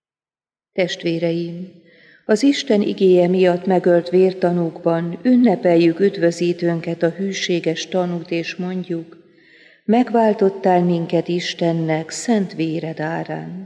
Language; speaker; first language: Hungarian; native; Hungarian